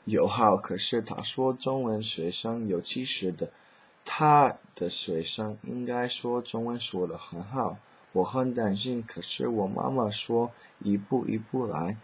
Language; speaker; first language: Chinese; non-native, learner; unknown